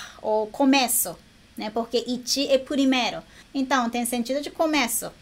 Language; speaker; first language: Portuguese; non-native, fluent; Japanese